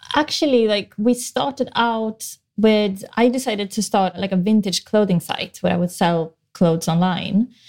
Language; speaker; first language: English; non-native, fluent; Swedish